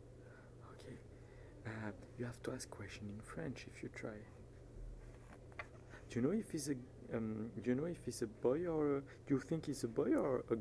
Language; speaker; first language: English; non-native, fluent; French